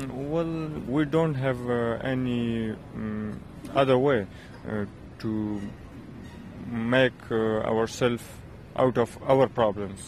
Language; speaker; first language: English; non-native, learner; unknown